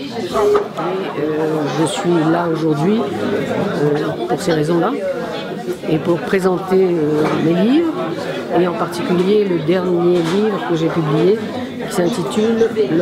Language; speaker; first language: French; native; French